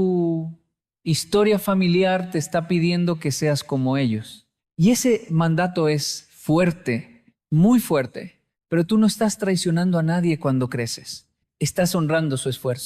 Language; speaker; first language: Spanish; native; Spanish